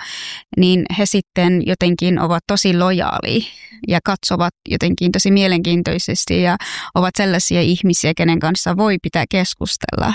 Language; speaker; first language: Finnish; non-native, fluent; Persian